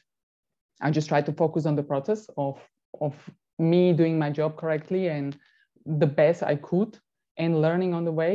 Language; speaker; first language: English; non-native, fluent; Slovak